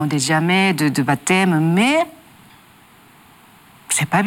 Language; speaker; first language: French; non-native, learner; Japanese